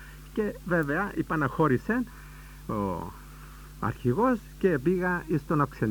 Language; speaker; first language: Greek; native; Greek